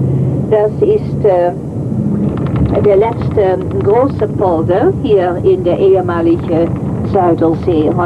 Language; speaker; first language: German; non-native, fluent; Dutch